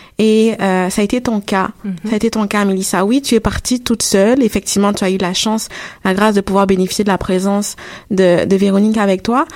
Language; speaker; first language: French; native; French